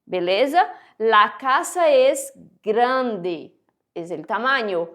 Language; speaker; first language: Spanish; non-native, fluent; Portuguese